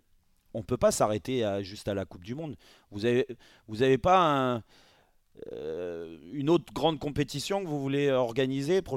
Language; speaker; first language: French; native; French